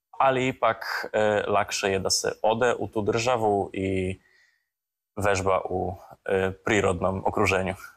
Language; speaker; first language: Serbian; non-native, fluent; Polish